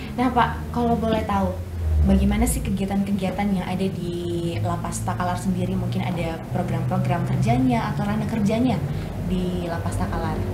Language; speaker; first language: Indonesian; native; Indonesian